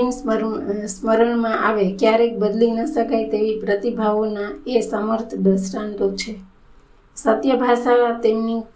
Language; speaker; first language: Gujarati; native; Gujarati